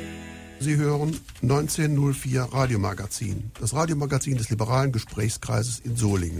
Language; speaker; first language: German; native; German